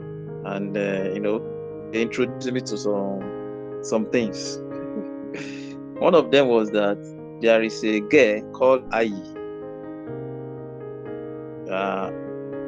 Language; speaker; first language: English; non-native, local second language; Yoruba